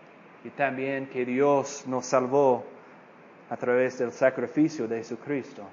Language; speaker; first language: Spanish; non-native, fluent; English